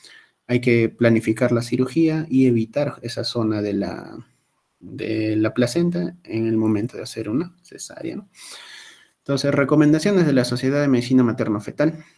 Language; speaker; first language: Spanish; native; Spanish